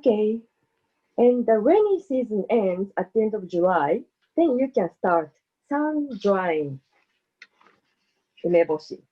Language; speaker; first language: English; non-native, fluent; Japanese